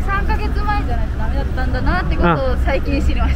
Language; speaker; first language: Japanese; native; Japanese